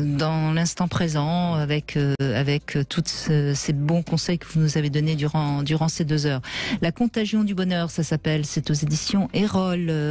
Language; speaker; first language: French; native; French